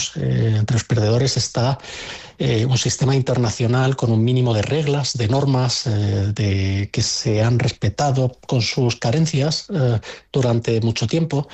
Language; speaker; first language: Spanish; native; Spanish